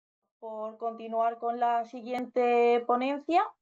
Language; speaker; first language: Spanish; native; Spanish